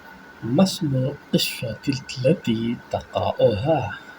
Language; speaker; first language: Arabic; non-native, fluent; Urdu